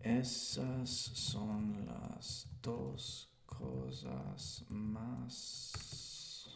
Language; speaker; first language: Spanish; non-native, learner; English